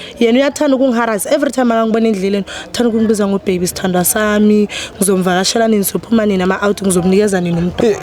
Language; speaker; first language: Zulu; native; Zulu